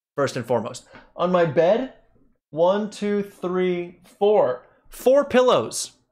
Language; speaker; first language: English; native; English